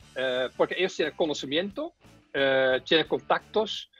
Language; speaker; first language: Spanish; non-native, fluent; Dutch